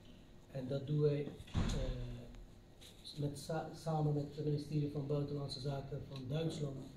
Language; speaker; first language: Dutch; non-native, fluent; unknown